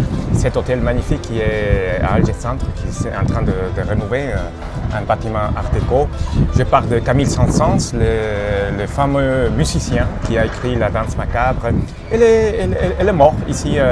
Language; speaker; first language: French; non-native, fluent; Spanish